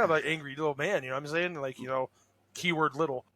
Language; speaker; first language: English; native; English